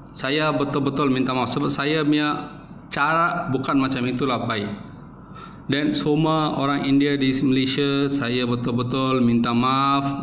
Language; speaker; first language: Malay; non-native, learner; Bangla